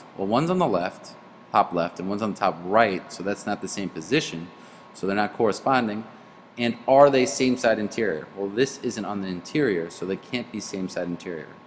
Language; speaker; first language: English; native; English